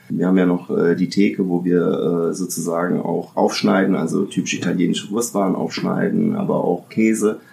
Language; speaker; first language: German; early bilingual, other home language; Italian